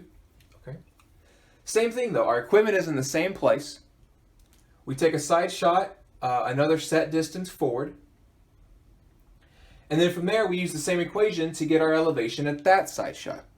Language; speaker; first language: English; native; English